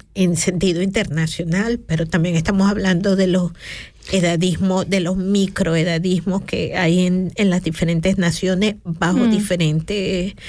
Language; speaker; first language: Spanish; native; Spanish